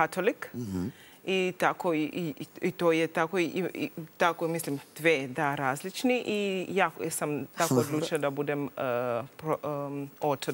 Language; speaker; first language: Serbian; non-native, learner; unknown